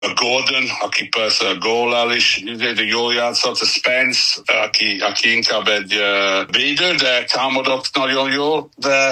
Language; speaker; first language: Hungarian; non-native, fluent; English